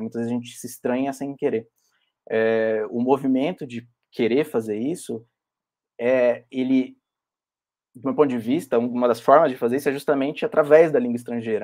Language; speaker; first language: Portuguese; native; Portuguese